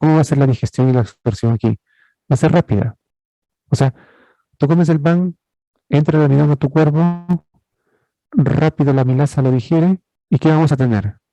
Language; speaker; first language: Spanish; native; Spanish